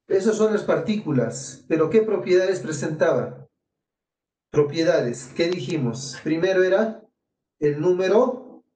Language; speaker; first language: Spanish; native; Spanish